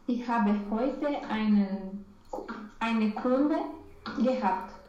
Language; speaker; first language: German; non-native, learner; Romanian